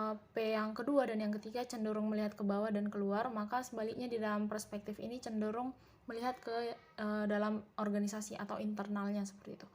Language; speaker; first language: Indonesian; native; Indonesian